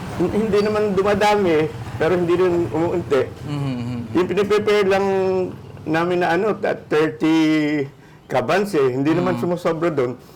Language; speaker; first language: Filipino; non-native, local second language; Aklanon